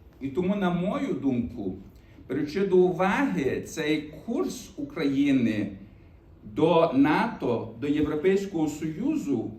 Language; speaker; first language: Ukrainian; early bilingual, heritage; Ukrainian